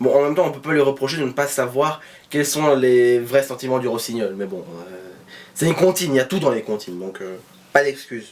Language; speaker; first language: French; native; French